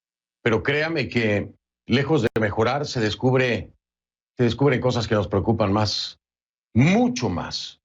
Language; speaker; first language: Spanish; native; Spanish